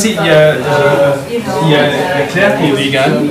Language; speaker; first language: French; non-native, fluent; German